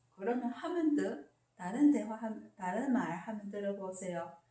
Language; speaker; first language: Korean; non-native, learner; Chinese